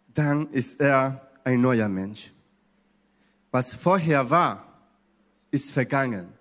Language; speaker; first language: German; non-native, fluent; Spanish